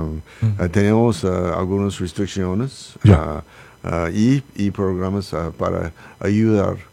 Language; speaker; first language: Spanish; non-native, learner; English